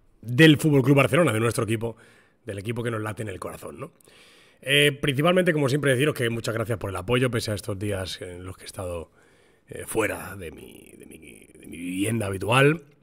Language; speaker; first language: Spanish; native; Spanish